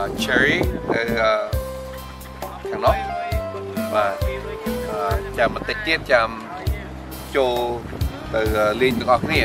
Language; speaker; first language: English; non-native, learner; Khmer